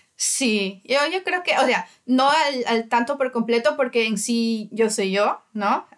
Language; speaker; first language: Spanish; native; Spanish